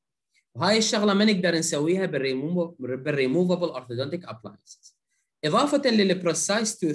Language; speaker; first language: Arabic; native; Arabic